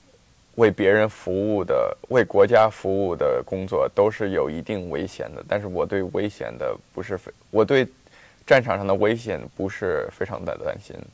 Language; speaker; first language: Chinese; early bilingual, heritage; Chinese